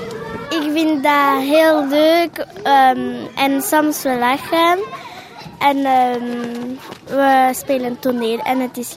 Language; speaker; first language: Dutch; non-native, local second language; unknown